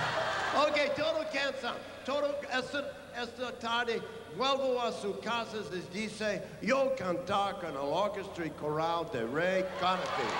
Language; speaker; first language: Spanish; non-native, learner; English